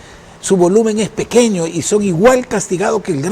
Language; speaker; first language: Spanish; native; Spanish